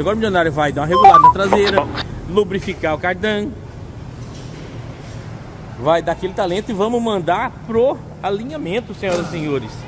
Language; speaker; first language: Portuguese; native; Portuguese